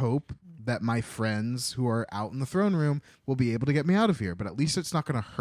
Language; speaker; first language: English; native; English